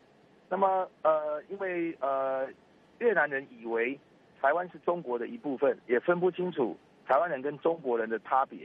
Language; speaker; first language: Chinese; native; Chinese